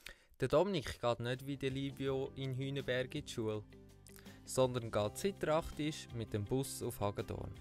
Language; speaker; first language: German; native; German